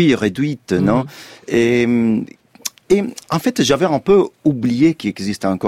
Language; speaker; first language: French; non-native, fluent; Italian